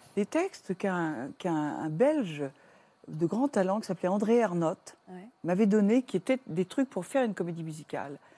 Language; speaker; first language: French; native; French